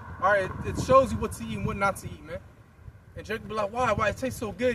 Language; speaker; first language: English; native; English